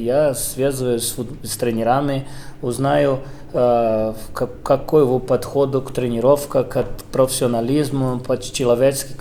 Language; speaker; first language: Russian; non-native, fluent; Portuguese